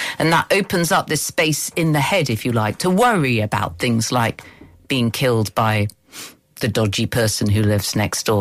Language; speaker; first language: English; native; English